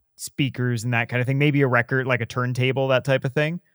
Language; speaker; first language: English; native; English